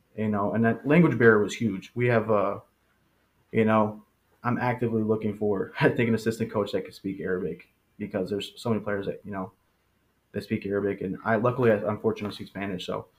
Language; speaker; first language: English; early bilingual, other home language; Spanish